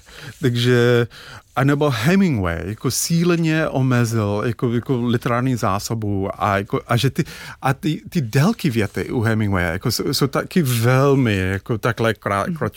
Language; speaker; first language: Czech; non-native, fluent; English